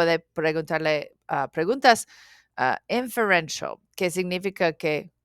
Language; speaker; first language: Spanish; non-native, learner; English